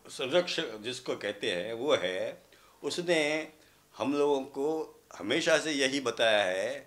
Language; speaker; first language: Hindi; native; Hindi